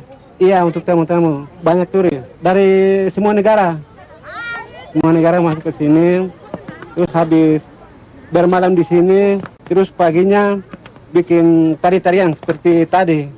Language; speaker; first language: Indonesian; non-native, local second language; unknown